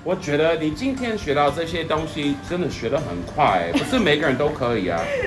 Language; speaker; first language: Chinese; non-native, fluent; English